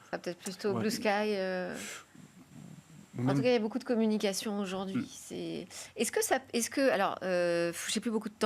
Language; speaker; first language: French; native; French